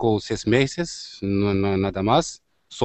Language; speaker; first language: Spanish; non-native, learner; Arabic